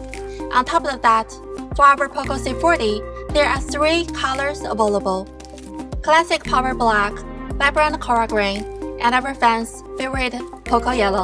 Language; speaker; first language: English; non-native, fluent; Chinese